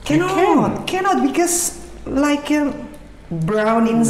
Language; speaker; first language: English; non-native, learner; Indonesian